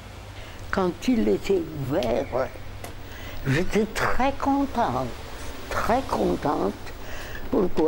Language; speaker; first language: French; non-native, fluent; Polish